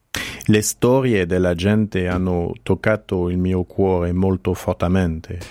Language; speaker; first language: Italian; non-native, fluent; French